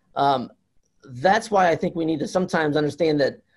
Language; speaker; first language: English; native; English